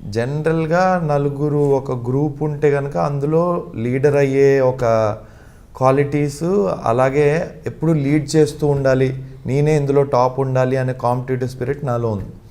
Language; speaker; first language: Telugu; non-native, local second language; Malayalam